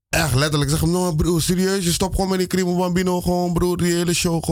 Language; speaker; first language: Dutch; native; Dutch